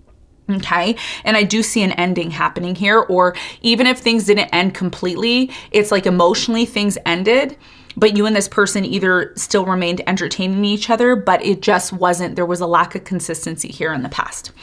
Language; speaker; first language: English; native; English